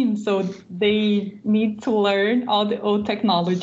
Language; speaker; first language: English; non-native, fluent; Portuguese